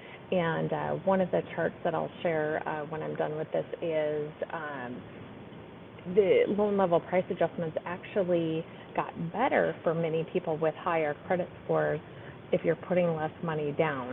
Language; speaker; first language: English; native; English